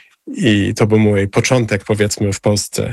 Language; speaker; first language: Polish; non-native, fluent; English